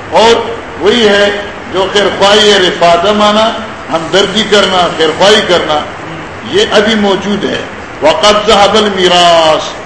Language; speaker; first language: Urdu; non-native, local second language; Northern Hindko